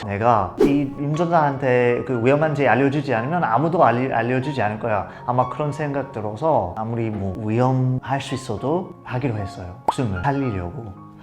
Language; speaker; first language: Korean; non-native, fluent; English